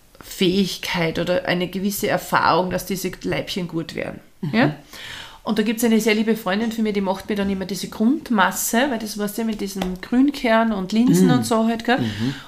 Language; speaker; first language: German; native; German